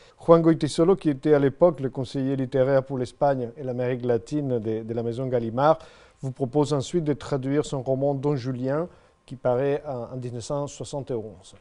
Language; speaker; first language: French; non-native, fluent; Spanish